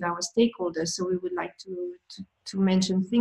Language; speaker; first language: English; non-native, fluent; French